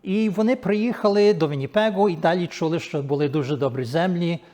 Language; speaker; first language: Ukrainian; early bilingual, heritage; Ukrainian